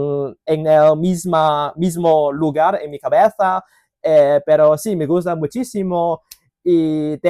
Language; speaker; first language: Spanish; non-native, fluent; Cantonese